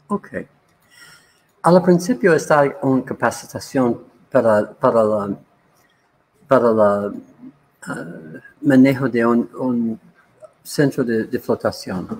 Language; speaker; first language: Spanish; non-native, learner; English